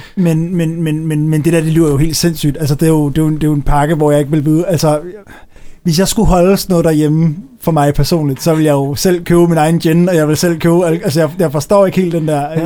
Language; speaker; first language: Danish; native; Danish